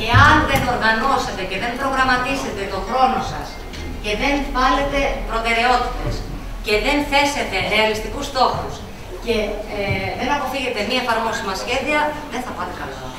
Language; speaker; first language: Greek; native; Greek